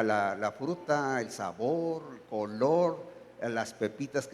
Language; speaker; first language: Spanish; native; Spanish